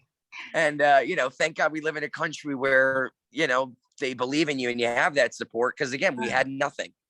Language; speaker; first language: English; native; English